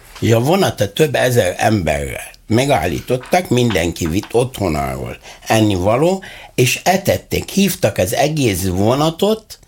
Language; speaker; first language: Hungarian; non-native, fluent; Arabic